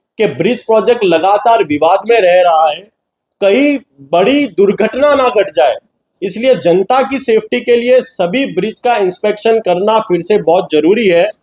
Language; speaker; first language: Hindi; non-native, local second language; Gujarati